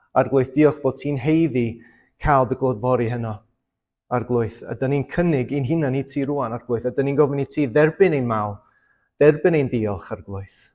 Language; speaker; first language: Welsh; native; Welsh